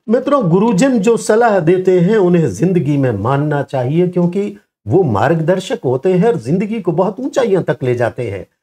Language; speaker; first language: Hindi; native; Hindi